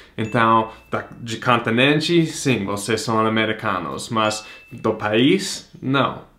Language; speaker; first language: Portuguese; non-native, fluent; English